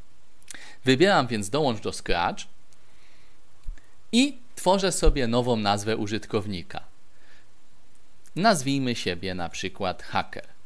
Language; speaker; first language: Polish; native; Polish